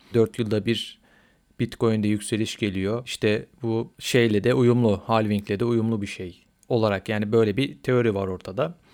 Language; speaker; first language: Turkish; native; Turkish